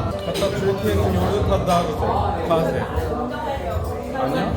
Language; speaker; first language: Turkish; non-native, learner; Korean